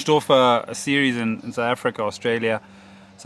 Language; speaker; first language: English; native; English